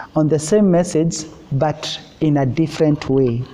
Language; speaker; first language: English; non-native, local second language; Swahili